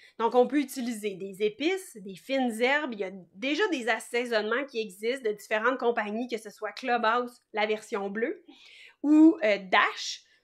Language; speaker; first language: French; native; French